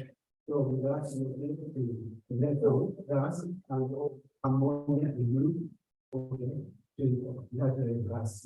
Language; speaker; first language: English; non-native, learner; Indonesian